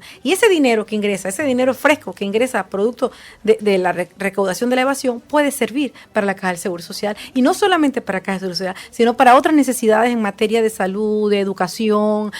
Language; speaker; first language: Spanish; native; Spanish